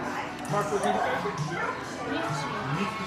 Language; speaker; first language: Dutch; native; Dutch